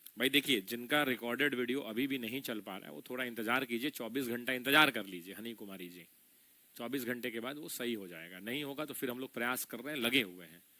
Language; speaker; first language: Hindi; native; Hindi